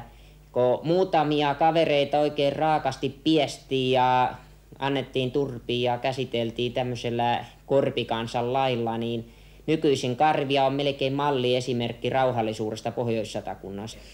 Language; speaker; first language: Finnish; native; Finnish